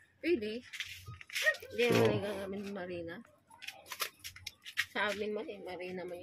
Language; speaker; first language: Filipino; non-native, local second language; Bikol